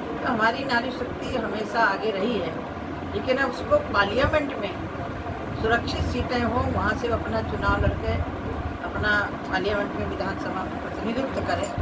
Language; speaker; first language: Hindi; native; Hindi